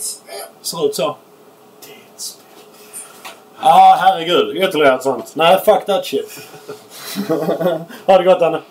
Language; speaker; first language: Swedish; native; Swedish